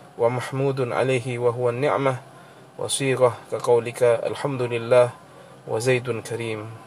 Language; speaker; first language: Arabic; non-native, fluent; Indonesian